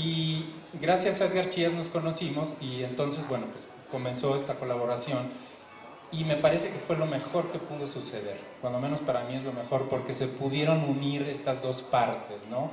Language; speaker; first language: Spanish; native; Spanish